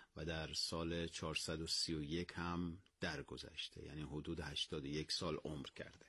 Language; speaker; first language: Persian; native; Persian